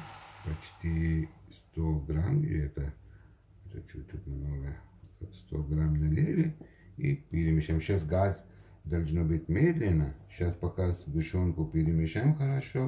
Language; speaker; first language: Russian; non-native, learner; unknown